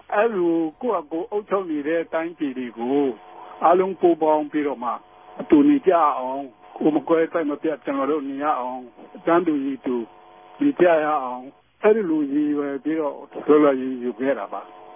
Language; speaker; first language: Burmese; non-native, local second language; Tedim Chin